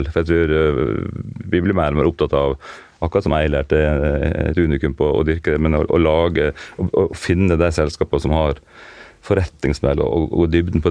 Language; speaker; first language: Norwegian; native; Norwegian